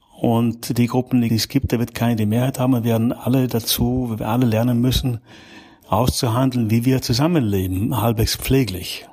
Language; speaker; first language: German; native; German